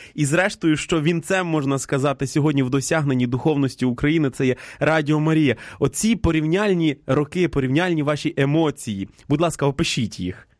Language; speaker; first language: Ukrainian; native; Ukrainian